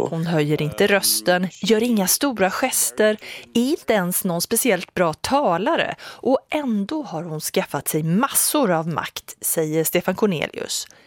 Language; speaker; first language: Swedish; native; Swedish